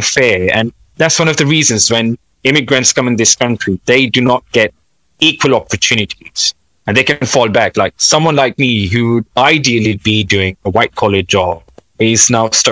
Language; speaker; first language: English; non-native, local second language; Urdu